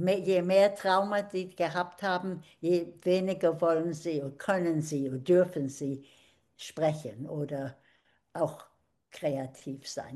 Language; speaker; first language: German; early bilingual, heritage; German